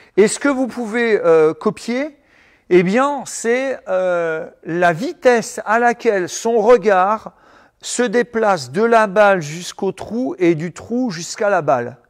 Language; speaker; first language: French; native; French